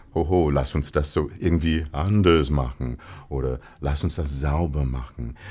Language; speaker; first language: German; non-native, fluent; English